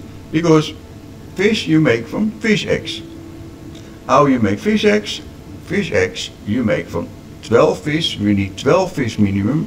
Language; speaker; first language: English; non-native, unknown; Dutch